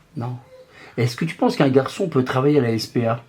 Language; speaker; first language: French; native; French